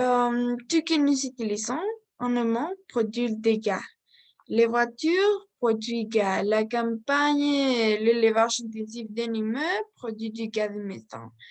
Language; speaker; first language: French; non-native, learner; Spanish